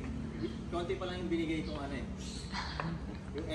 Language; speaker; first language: Filipino; native; Filipino